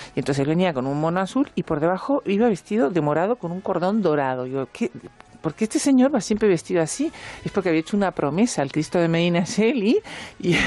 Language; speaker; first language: Spanish; native; Spanish